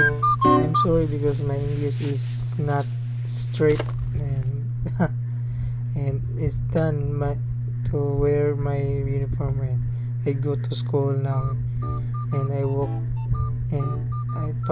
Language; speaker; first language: English; non-native, learner; Cebuano